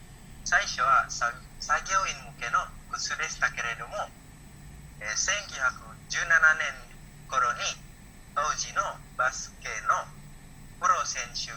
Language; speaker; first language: Japanese; non-native, learner; Indonesian